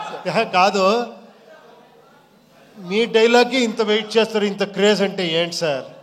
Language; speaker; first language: Telugu; non-native, fluent; Kannada